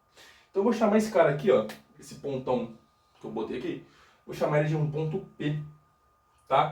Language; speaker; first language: Portuguese; native; Portuguese